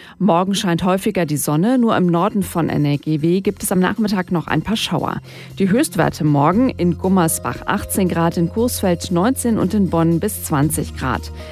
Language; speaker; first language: German; native; German